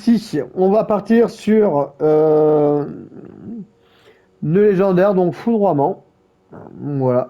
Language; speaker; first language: French; native; French